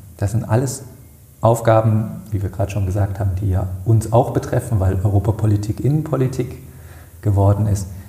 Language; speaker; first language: German; native; German